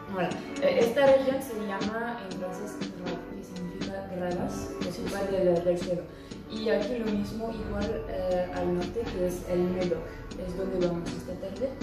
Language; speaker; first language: Spanish; non-native, fluent; French